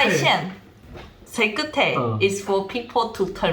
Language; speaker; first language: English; non-native, fluent; Chinese